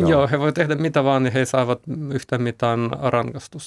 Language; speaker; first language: Finnish; non-native, learner; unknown